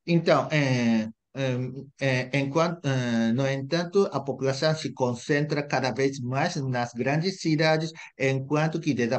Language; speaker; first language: Portuguese; non-native, fluent; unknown